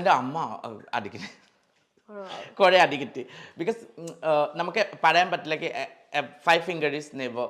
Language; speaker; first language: Malayalam; non-native, learner; Assamese